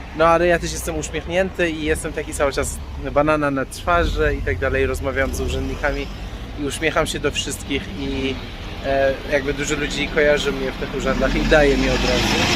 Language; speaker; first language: Polish; non-native, fluent; Persian